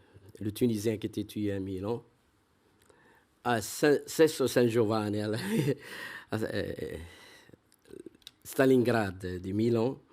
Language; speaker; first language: French; non-native, fluent; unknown